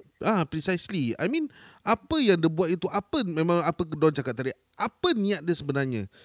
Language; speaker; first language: Malay; native; Malay